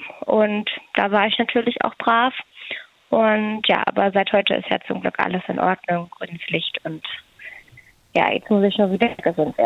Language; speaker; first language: German; native; German